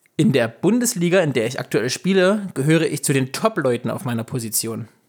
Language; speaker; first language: German; native; German